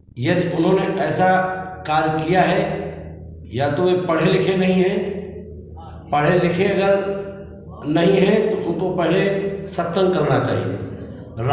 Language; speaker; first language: Hindi; native; Hindi